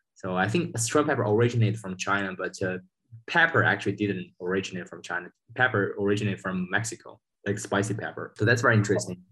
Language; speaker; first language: English; non-native, fluent; Chinese